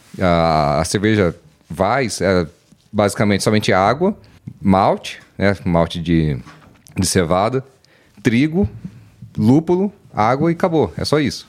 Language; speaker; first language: Portuguese; native; Portuguese